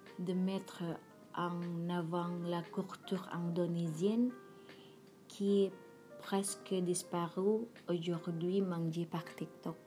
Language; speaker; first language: French; non-native, learner; Indonesian